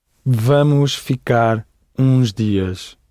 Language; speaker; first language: Portuguese; non-native, learner; English